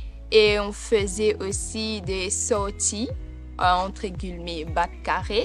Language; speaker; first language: French; non-native, local second language; Morisyen